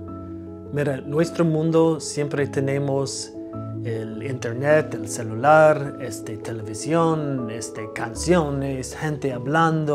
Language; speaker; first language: Spanish; non-native, fluent; English